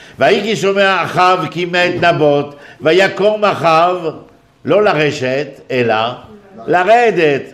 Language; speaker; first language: Hebrew; non-native, fluent; French